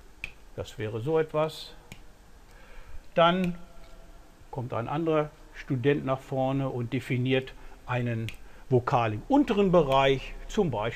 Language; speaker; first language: German; native; German